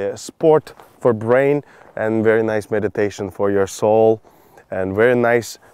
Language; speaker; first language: English; non-native, learner; Turkish